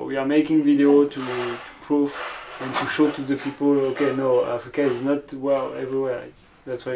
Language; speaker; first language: English; non-native, learner; French